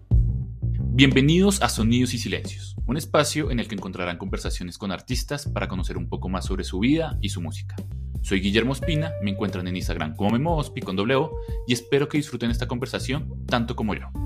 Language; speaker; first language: Spanish; native; Spanish